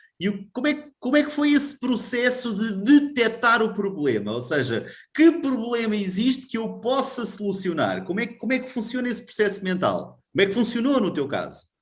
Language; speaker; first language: Portuguese; native; Portuguese